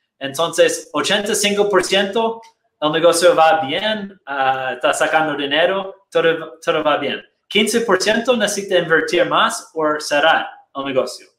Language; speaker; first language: Spanish; non-native, fluent; Portuguese